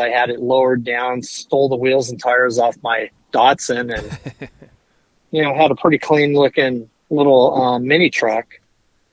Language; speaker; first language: English; native; English